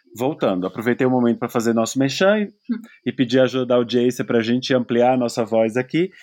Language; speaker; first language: Portuguese; native; Portuguese